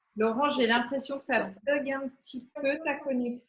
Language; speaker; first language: French; native; French